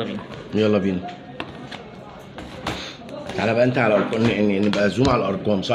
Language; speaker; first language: Arabic; native; Arabic